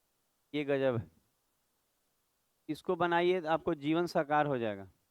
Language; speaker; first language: Hindi; native; Hindi